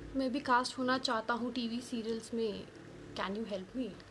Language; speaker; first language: Hindi; native; Hindi